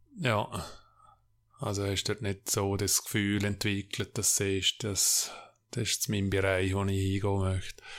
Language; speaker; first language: German; native; German